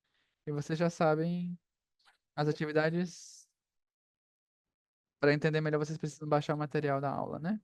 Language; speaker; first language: Portuguese; non-native, fluent; Spanish